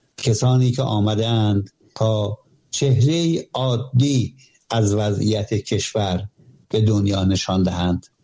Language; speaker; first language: Persian; native; Persian